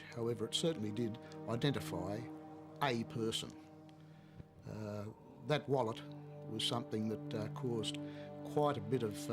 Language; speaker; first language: English; native; English